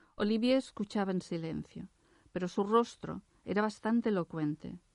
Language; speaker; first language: Spanish; non-native, local second language; Catalan